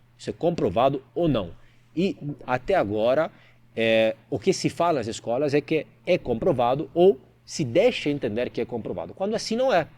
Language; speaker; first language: Portuguese; non-native, fluent; Italian